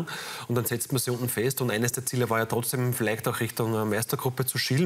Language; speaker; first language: German; native; German